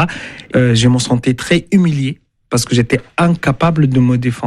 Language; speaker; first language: French; non-native, fluent; Arabic